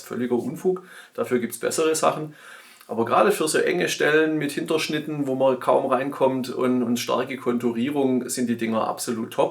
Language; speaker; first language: German; native; German